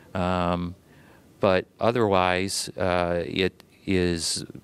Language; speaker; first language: English; native; English